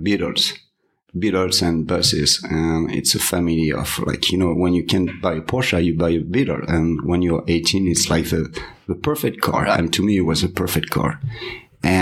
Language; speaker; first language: English; non-native, fluent; French